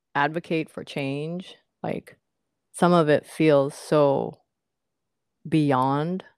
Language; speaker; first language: English; non-native, fluent; Japanese